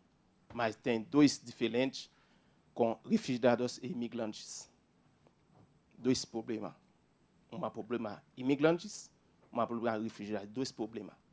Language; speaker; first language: Portuguese; non-native, learner; Haitian Creole